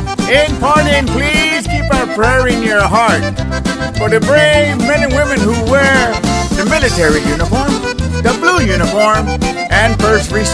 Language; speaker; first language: English; early bilingual, other home language; Spanish